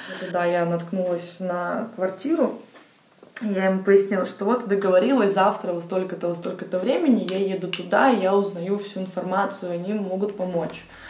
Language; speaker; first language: Russian; native; Russian